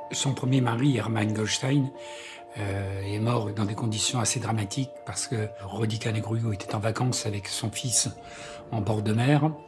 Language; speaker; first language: French; native; French